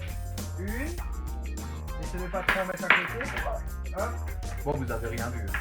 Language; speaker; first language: French; native; French